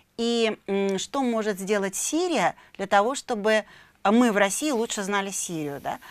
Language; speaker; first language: Russian; native; Russian